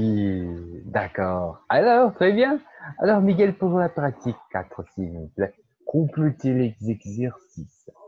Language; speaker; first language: French; non-native, fluent; Portuguese